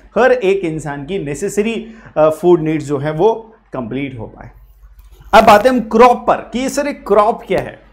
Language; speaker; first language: Hindi; native; Hindi